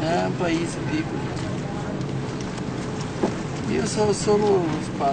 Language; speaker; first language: Italian; non-native, learner; Portuguese